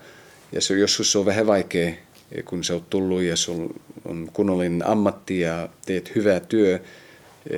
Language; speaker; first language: Finnish; early bilingual, heritage; Finnish